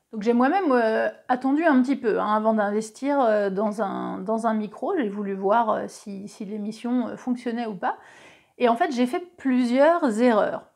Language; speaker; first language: French; native; French